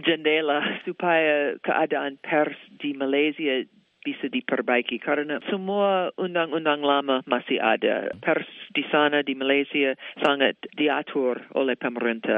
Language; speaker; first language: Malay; non-native, fluent; English